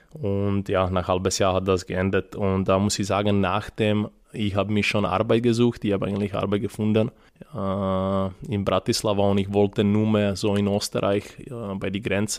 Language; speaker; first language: German; non-native, fluent; Serbian